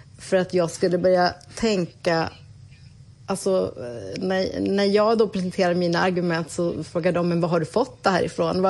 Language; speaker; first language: Swedish; native; Swedish